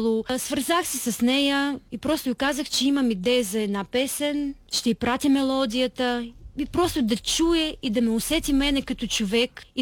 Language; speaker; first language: Bulgarian; non-native, fluent; Ukrainian